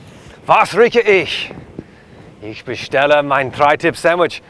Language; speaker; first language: German; non-native, learner; English